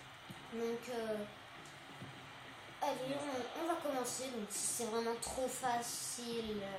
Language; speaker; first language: French; native; French